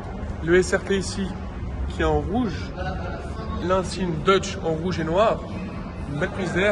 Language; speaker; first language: French; native; French